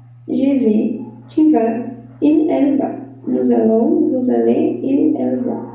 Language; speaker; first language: French; non-native, learner; Portuguese